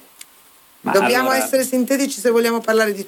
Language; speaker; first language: Italian; native; Italian